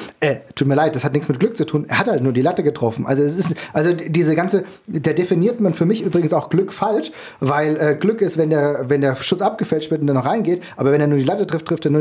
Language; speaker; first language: German; native; German